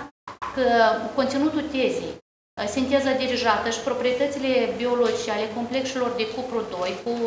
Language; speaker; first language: Romanian; native; Romanian